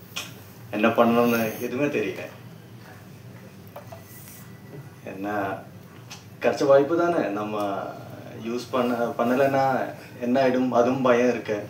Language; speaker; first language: Tamil; non-native, fluent; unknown